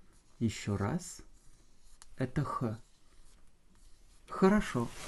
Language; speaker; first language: Russian; non-native, fluent; French